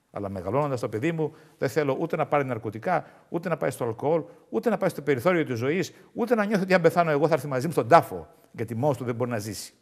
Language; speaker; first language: Greek; native; Greek